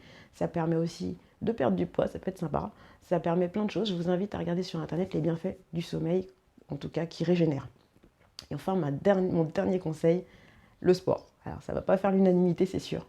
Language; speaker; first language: French; native; French